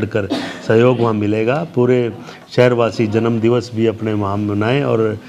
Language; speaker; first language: Hindi; native; Hindi